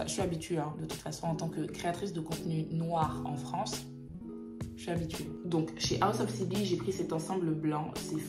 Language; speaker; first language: French; native; French